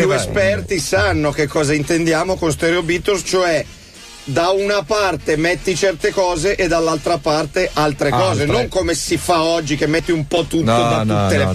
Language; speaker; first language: Italian; native; Italian